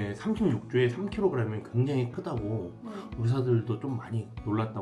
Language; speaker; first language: Korean; native; Korean